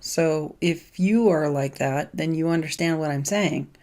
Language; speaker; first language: English; native; English